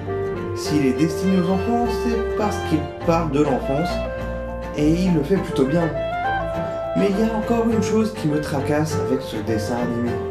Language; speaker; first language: French; native; French